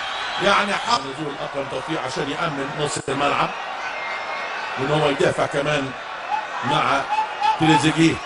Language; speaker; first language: Arabic; native; Arabic